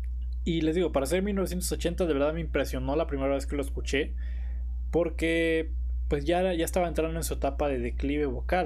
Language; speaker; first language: Spanish; native; Spanish